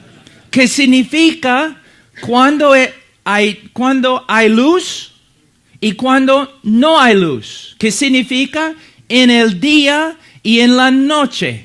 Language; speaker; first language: Spanish; non-native, fluent; English